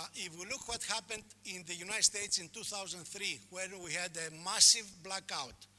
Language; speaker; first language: English; non-native, fluent; Greek